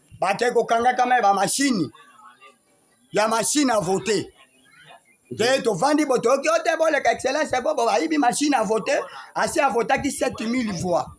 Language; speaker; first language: Lingala; native; Lingala